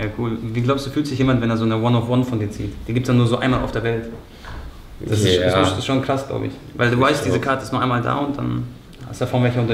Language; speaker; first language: German; native; German